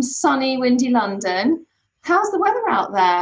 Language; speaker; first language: English; native; English